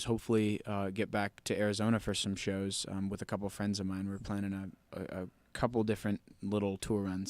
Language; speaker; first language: English; native; English